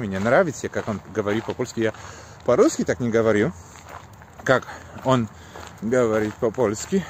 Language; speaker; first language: Russian; non-native, learner; Polish